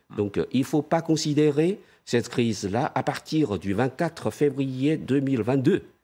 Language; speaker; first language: French; non-native, fluent; Chinese